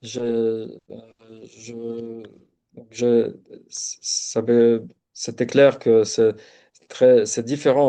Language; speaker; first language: French; non-native, local second language; Arabic